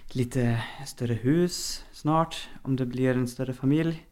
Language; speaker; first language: Norwegian; non-native, fluent; German